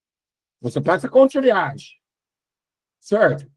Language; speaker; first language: Portuguese; non-native, learner; English